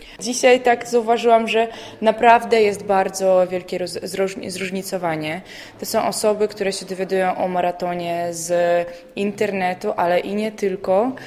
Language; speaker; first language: Polish; non-native, fluent; Belarusian